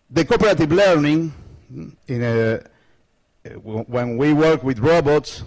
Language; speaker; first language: English; non-native, learner; Spanish